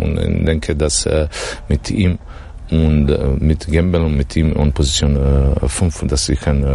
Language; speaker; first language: German; non-native, learner; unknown